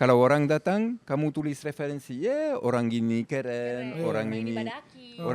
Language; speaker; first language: Indonesian; non-native, fluent; French